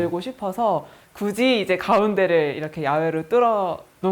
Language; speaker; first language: Korean; native; Korean